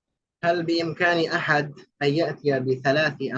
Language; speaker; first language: Arabic; non-native, fluent; Bangla